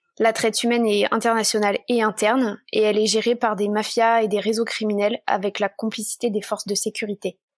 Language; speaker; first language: French; native; French